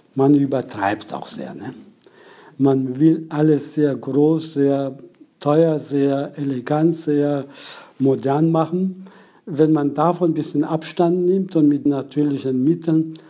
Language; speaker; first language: German; non-native, fluent; Persian